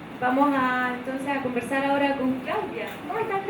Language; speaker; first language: Spanish; native; Spanish